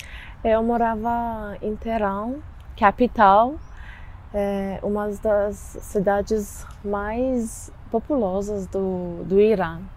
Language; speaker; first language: Portuguese; non-native, learner; Persian